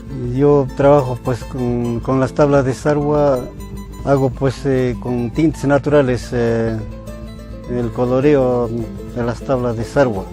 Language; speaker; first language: Spanish; non-native, local second language; Quechua